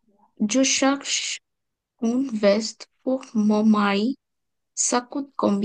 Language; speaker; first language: French; non-native, learner; Bangla